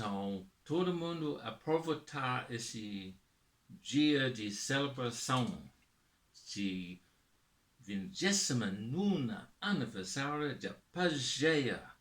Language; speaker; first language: Portuguese; non-native, learner; English